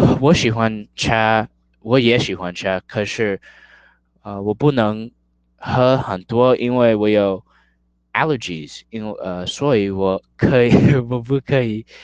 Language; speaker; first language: Chinese; non-native, learner; English